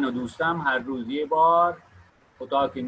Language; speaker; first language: Persian; non-native, fluent; Urdu